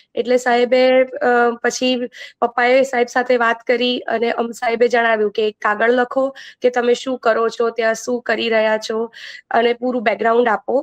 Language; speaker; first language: Gujarati; native; Gujarati